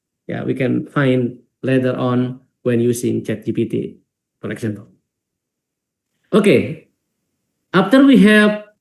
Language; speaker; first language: English; non-native, fluent; Indonesian